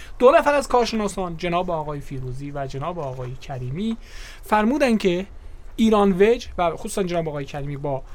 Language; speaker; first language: Persian; native; Persian